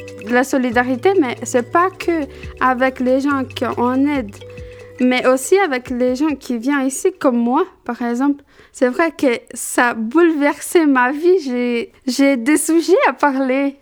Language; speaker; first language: French; non-native, fluent; Portuguese